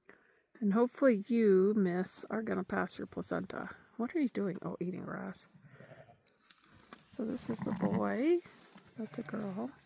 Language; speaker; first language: English; native; English